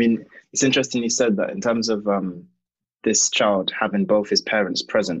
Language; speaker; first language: English; native; English